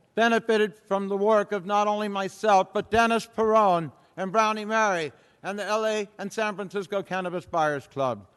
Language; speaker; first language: English; native; English